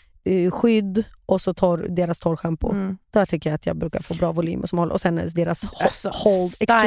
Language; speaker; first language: Swedish; native; Swedish